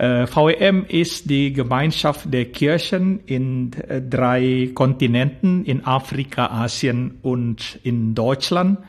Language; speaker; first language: German; non-native, fluent; Indonesian